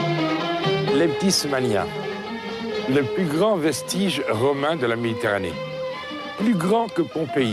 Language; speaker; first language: French; native; French